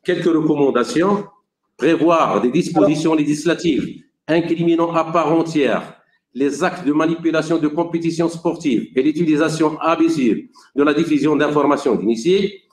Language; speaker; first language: French; non-native, local second language; Arabic